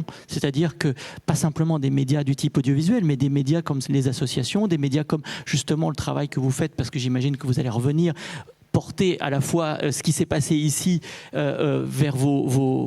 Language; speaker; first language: French; native; French